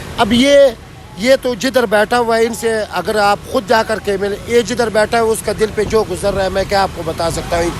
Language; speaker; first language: Urdu; non-native, local second language; Pashto